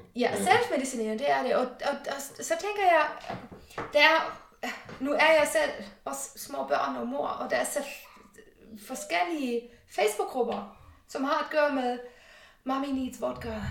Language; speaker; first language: Danish; non-native, fluent; English